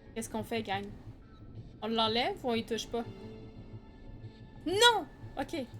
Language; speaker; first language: French; native; French